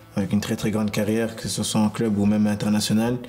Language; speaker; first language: French; native; French